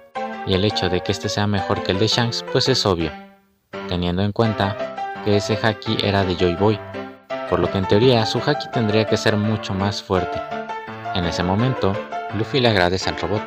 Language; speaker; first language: Spanish; native; Spanish